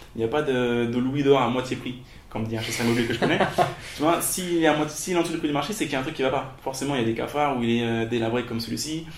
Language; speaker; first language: French; native; French